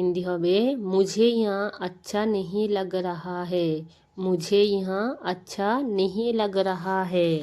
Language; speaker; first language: Hindi; non-native, fluent; Bangla